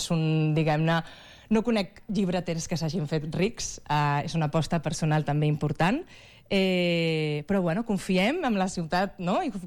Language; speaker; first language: Catalan; native; Catalan